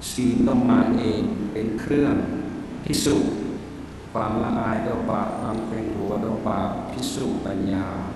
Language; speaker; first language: Thai; non-native, fluent; English